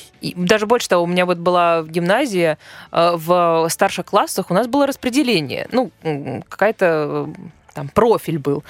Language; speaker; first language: Russian; native; Russian